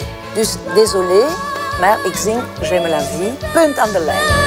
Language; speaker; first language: Dutch; non-native, local second language; French